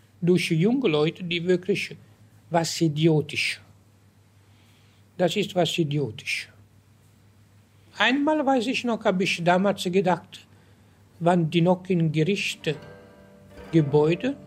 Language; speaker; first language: German; non-native, learner; Italian